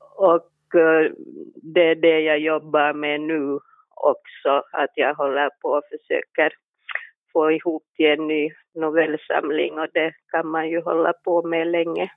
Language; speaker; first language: Swedish; native; Swedish